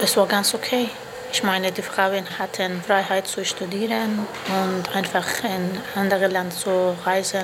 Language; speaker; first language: German; non-native, fluent; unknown